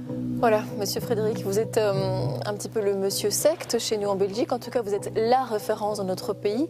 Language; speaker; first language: French; native; French